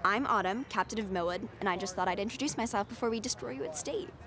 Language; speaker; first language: English; native; English